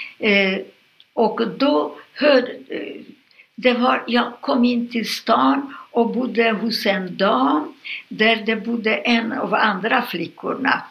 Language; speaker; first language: Swedish; non-native, fluent; Hungarian